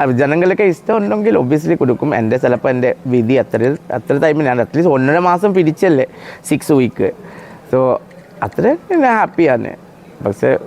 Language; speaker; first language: Malayalam; non-native, local second language; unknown